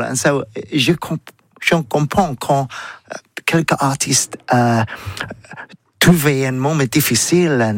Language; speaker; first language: French; non-native, learner; English